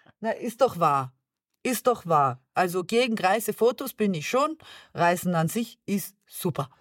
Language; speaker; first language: German; early bilingual, other home language; Serbian